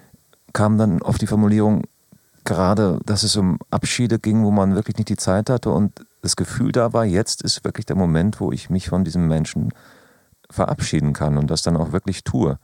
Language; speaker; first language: German; native; German